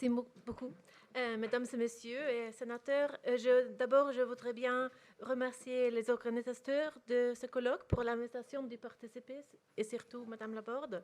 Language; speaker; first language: French; non-native, fluent; Norwegian